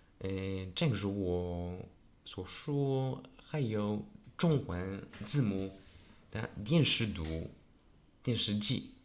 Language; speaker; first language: Chinese; non-native, learner; Polish